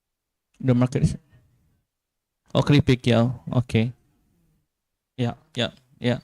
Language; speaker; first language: English; non-native, fluent; Indonesian